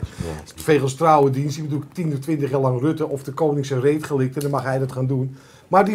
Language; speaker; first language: Dutch; native; Dutch